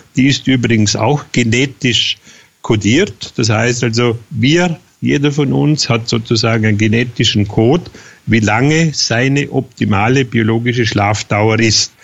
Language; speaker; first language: German; native; German